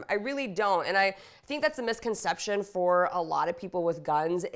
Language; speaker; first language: English; native; English